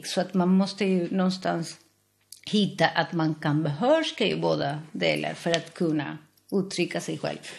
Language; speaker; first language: Swedish; non-native, fluent; Spanish